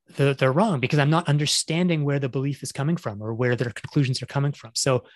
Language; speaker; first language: English; native; English